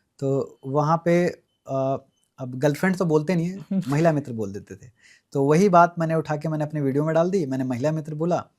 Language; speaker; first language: Hindi; native; Hindi